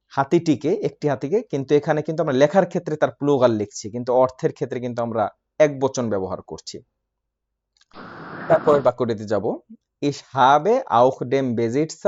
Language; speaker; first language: Bangla; native; Bangla